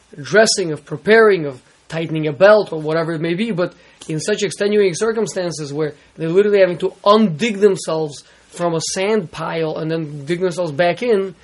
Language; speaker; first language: English; native; English